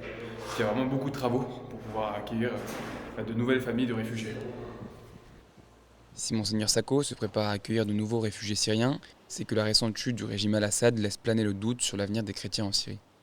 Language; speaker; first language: French; native; French